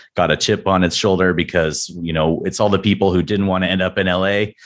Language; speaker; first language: English; native; English